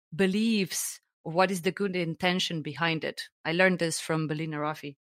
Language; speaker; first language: English; non-native, fluent; Slovenian